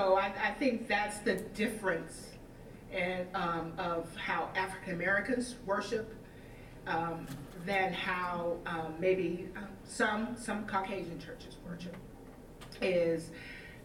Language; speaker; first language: English; native; English